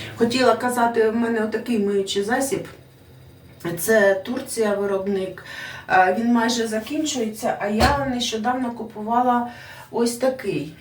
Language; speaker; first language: Ukrainian; non-native, local second language; Russian